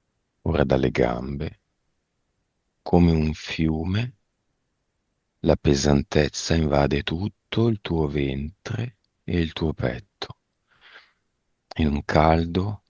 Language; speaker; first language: Italian; native; Italian